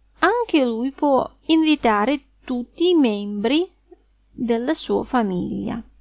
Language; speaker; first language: Italian; non-native, fluent; Russian